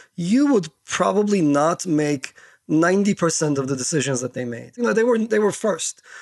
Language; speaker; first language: English; non-native, fluent; Turkish